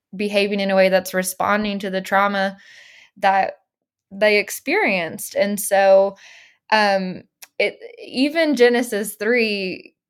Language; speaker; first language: English; native; English